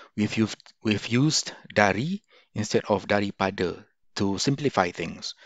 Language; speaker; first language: English; non-native, local second language; Malay